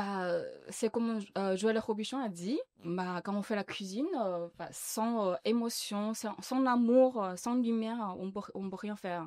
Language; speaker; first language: French; non-native, learner; Chinese